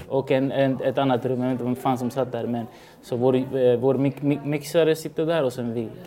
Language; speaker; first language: Swedish; early bilingual, other home language; Spanish